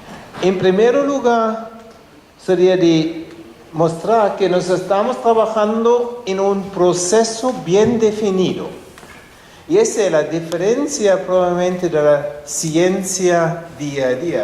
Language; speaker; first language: Spanish; non-native, fluent; German